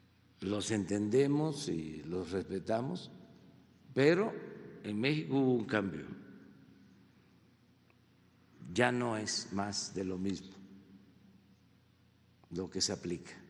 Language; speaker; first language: Spanish; native; Spanish